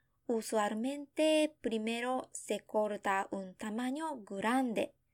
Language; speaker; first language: Spanish; non-native, fluent; Japanese